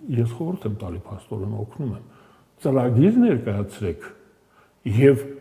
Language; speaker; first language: Armenian; native; Armenian